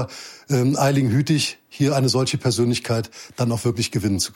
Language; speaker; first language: German; native; German